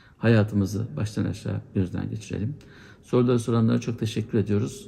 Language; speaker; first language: Turkish; native; Turkish